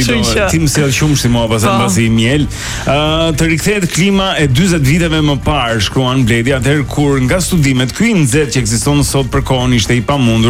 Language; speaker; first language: Albanian; native; Albanian